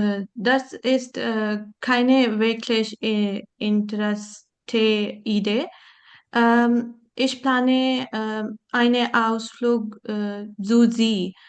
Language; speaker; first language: German; non-native, learner; Urdu